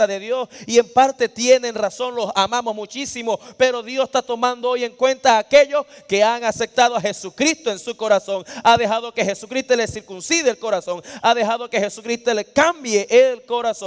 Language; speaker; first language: Spanish; native; Spanish